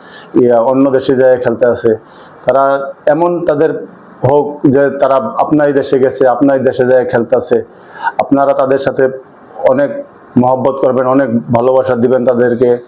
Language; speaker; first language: Bangla; early bilingual, heritage; Bangla